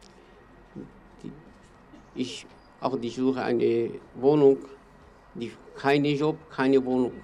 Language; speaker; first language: German; non-native, learner; Kurdish